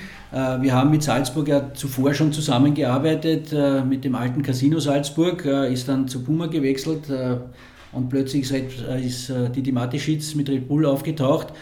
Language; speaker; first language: German; native; German